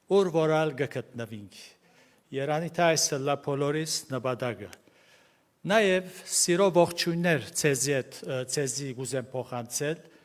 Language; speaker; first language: Armenian; early bilingual, heritage; Armenian